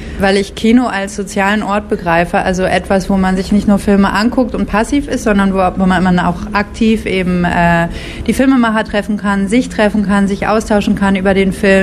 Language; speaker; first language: German; native; German